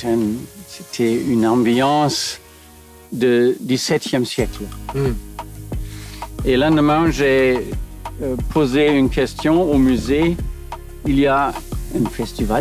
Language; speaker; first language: French; non-native, learner; German